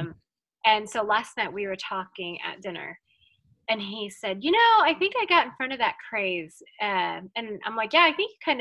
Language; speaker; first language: English; early bilingual, other home language; Filipino